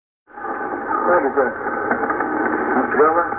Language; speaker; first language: English; native; English